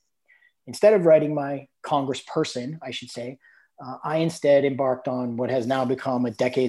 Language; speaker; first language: English; native; English